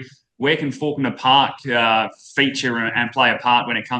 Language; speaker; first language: English; native; English